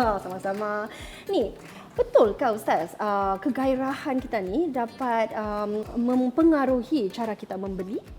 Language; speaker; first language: Malay; native; Malay